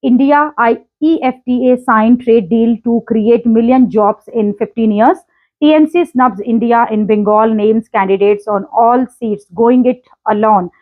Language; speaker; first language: English; non-native, local second language; Hindi